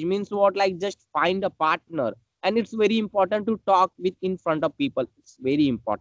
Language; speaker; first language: English; non-native, learner; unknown